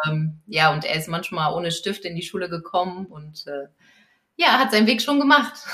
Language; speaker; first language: German; early bilingual, other home language; Polish